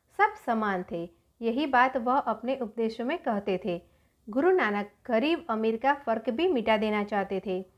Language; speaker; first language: Hindi; non-native, local second language; Gujarati